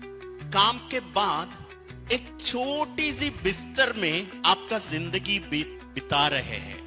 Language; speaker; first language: Hindi; non-native, fluent; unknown